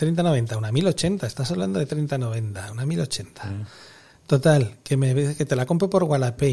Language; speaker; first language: Spanish; native; Spanish